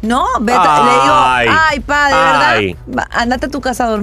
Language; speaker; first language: Spanish; native; Spanish